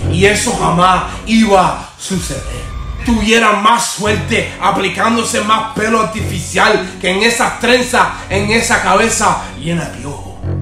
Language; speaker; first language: Spanish; native; Spanish